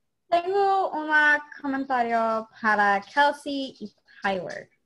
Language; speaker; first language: Spanish; non-native, learner; English